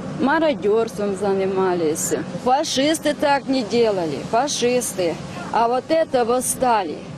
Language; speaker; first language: Russian; non-native, local second language; Ukrainian